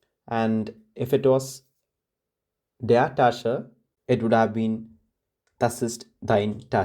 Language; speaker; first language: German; non-native, fluent; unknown